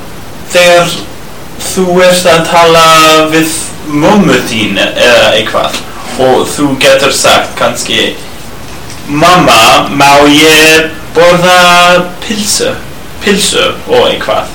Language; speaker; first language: Icelandic; non-native, learner; English